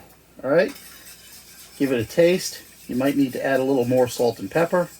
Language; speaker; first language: English; native; English